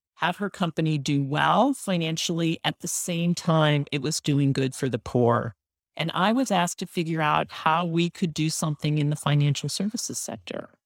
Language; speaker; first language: English; native; English